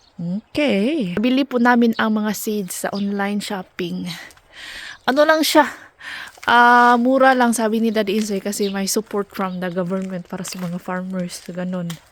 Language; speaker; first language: Filipino; non-native, local second language; Cebuano